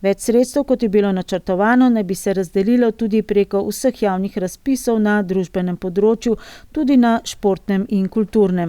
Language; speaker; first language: Slovenian; native; Slovenian